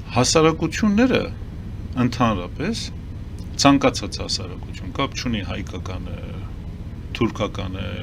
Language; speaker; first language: Armenian; early bilingual, heritage; Armenian